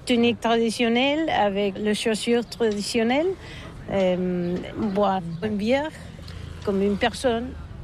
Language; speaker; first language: French; non-native, learner; Catalan